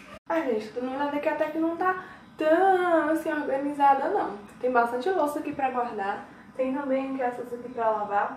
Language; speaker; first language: Portuguese; native; Portuguese